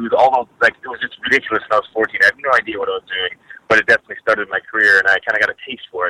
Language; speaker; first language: English; native; English